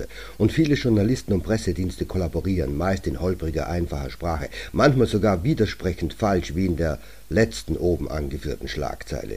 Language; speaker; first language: German; native; German